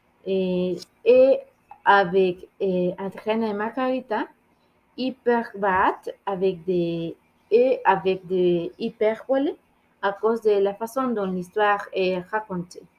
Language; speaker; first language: French; non-native, learner; Spanish